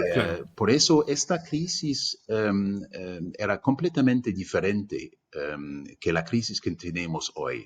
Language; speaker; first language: Spanish; non-native, fluent; German